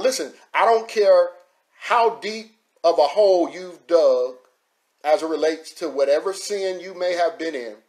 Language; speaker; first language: English; native; English